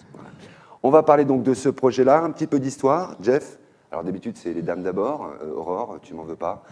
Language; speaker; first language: French; native; French